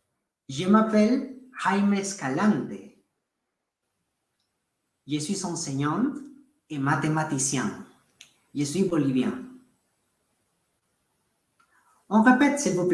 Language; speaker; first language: French; non-native, fluent; Spanish